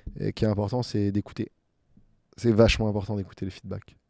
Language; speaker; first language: French; native; French